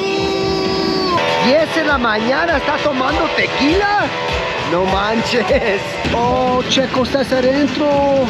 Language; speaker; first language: Spanish; non-native, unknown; English